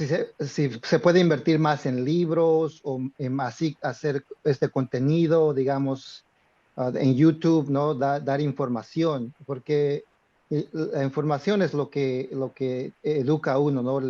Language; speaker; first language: Spanish; non-native, fluent; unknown